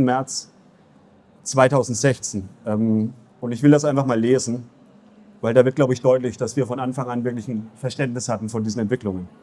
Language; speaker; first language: German; native; German